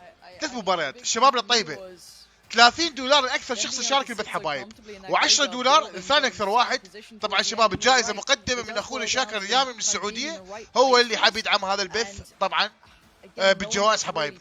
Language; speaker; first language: Arabic; native; Arabic